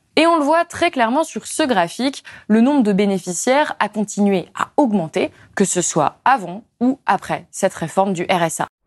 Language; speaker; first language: French; native; French